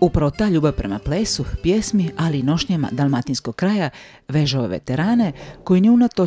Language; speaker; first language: Croatian; native; Croatian